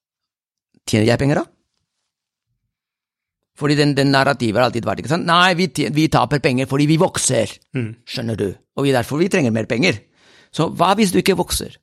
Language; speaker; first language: Norwegian; non-native, fluent; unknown